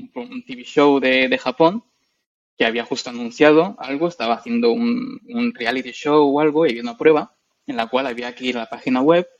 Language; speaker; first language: Spanish; native; Spanish